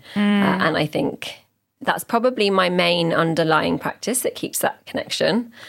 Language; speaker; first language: English; native; English